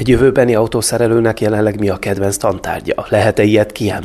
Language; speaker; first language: Hungarian; native; Hungarian